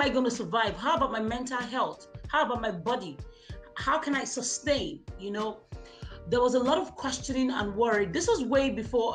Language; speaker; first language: English; non-native, local second language; Igbo